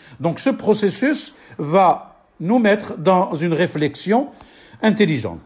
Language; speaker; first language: French; non-native, local second language; Arabic